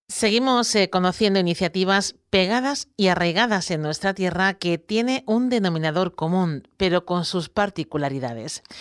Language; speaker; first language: Spanish; native; Spanish